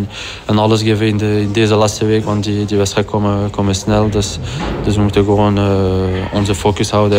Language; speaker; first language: Dutch; non-native, local second language; French